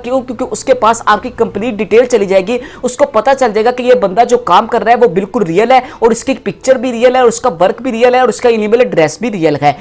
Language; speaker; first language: Urdu; non-native, local second language; Punjabi